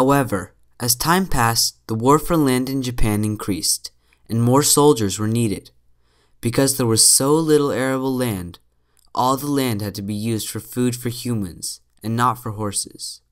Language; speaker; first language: English; native; English